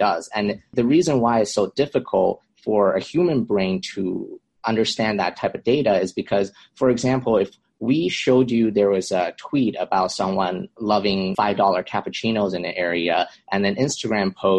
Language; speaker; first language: English; native; English